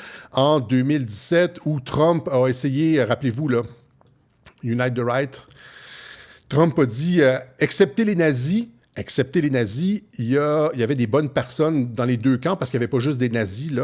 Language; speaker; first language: French; native; French